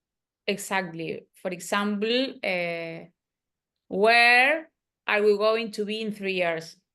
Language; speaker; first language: English; non-native, learner; Spanish